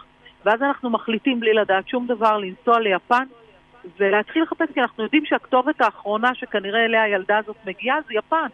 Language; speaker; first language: Hebrew; native; Hebrew